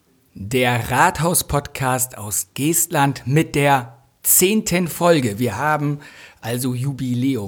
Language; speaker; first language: German; native; German